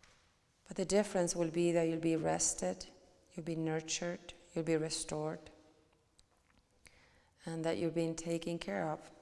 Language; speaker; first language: English; non-native, fluent; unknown